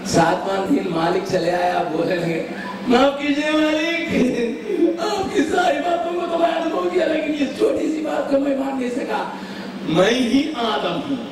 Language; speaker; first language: Hindi; non-native, local second language; Tamil